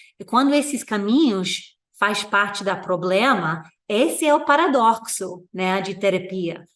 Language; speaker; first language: Portuguese; non-native, fluent; English